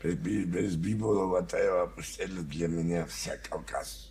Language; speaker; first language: Russian; non-native, learner; Georgian